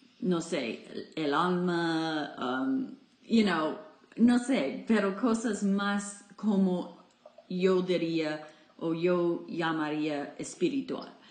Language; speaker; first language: Spanish; non-native, fluent; English